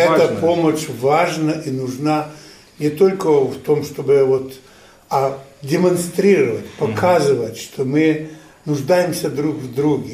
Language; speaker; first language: Russian; non-native, fluent; Ukrainian